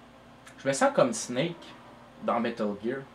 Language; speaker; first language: French; native; French